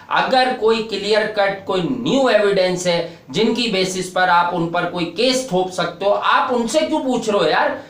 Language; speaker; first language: Urdu; native; Urdu